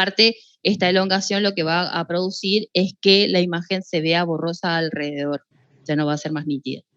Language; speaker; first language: Spanish; native; Spanish